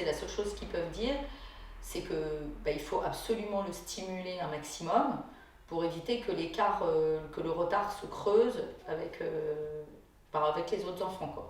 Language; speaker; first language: French; native; French